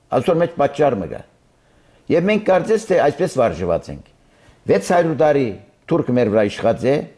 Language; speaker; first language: Armenian; early bilingual, heritage; Armenian